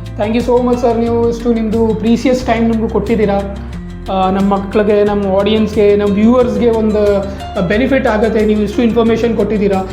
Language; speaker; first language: Kannada; native; Kannada